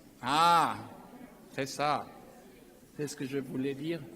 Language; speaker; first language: French; non-native, learner; German